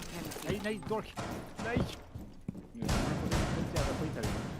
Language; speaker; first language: Swedish; native; Swedish